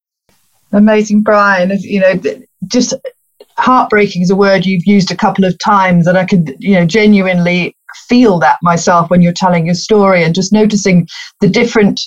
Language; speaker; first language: English; native; English